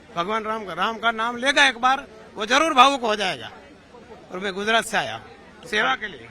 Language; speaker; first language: Hindi; non-native, local second language; Gujarati